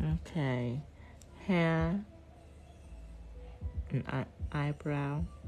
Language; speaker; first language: English; non-native, fluent; Vietnamese